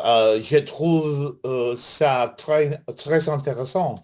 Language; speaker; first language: French; non-native, learner; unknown